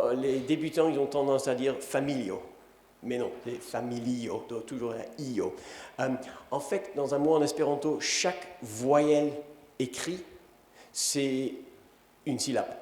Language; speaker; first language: French; non-native, fluent; English